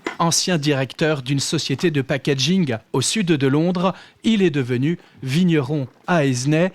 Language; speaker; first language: French; native; French